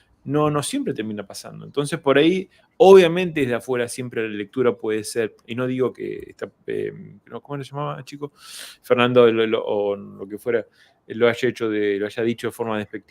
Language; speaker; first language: Spanish; native; Spanish